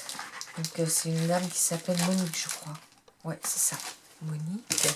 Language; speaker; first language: French; native; French